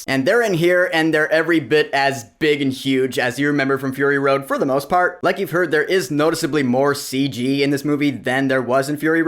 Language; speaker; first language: English; native; English